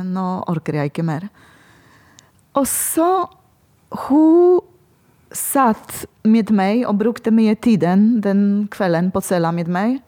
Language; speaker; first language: Norwegian; non-native, learner; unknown